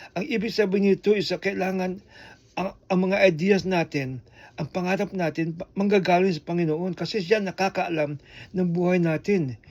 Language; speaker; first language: Filipino; non-native, local second language; Hiligaynon